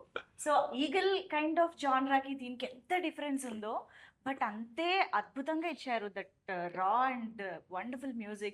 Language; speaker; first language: Telugu; native; Telugu